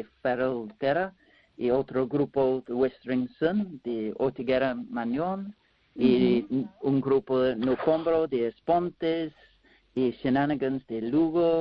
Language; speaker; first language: Spanish; non-native, learner; English